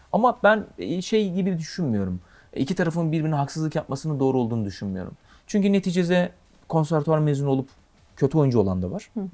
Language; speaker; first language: Turkish; native; Turkish